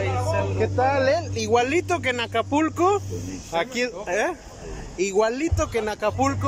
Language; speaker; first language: Spanish; native; Spanish